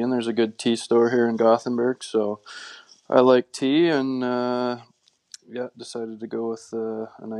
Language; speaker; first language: English; native; English